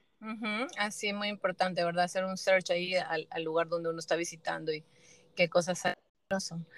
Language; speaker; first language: Spanish; native; Spanish